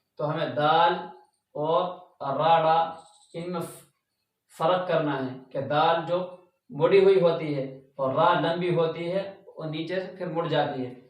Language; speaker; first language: Hindi; native; Hindi